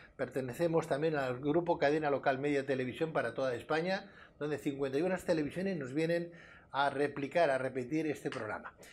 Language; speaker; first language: Spanish; native; Spanish